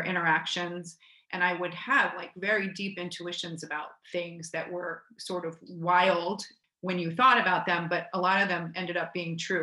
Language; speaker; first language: English; native; English